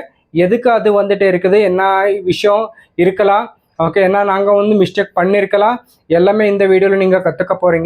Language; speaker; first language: Tamil; non-native, learner; Telugu